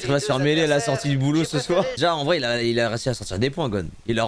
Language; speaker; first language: French; native; French